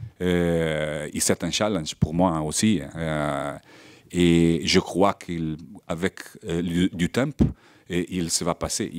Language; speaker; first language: French; non-native, learner; Portuguese